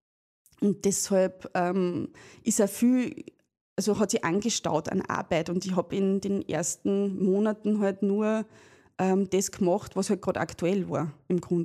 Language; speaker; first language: German; native; German